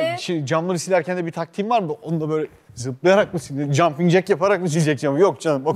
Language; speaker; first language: Turkish; native; Turkish